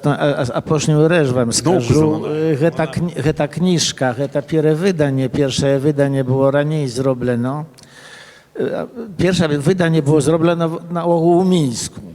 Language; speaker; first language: Polish; early bilingual, other home language; Belarusian